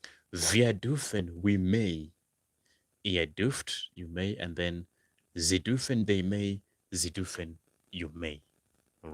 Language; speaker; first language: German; non-native, fluent; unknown